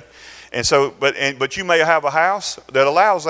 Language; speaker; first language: English; native; English